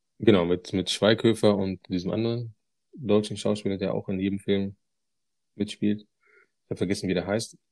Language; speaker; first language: German; early bilingual, other home language; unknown